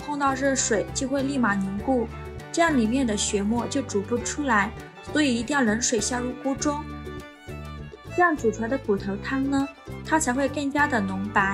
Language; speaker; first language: Chinese; native; Chinese